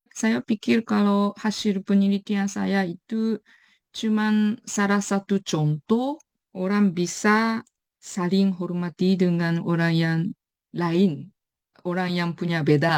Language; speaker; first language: Indonesian; non-native, fluent; Japanese